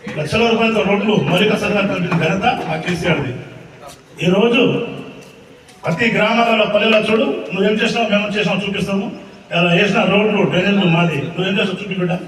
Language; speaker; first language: Telugu; non-native, local second language; Lambadi